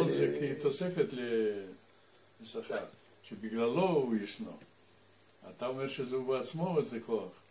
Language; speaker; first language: Hebrew; non-native, fluent; Russian